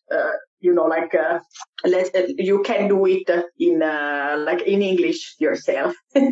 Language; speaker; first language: English; non-native, fluent; Italian